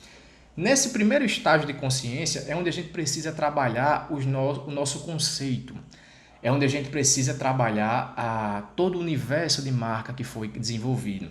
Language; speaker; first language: Portuguese; native; Portuguese